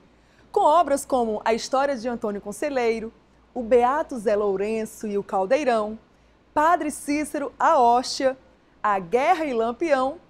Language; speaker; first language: Portuguese; native; Portuguese